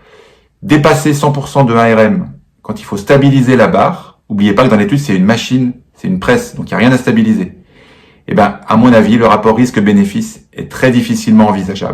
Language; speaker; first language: French; native; French